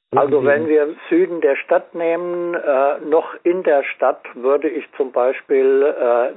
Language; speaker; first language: German; native; German